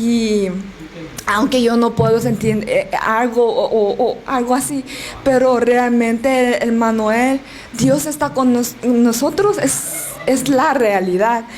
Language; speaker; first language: Spanish; non-native, learner; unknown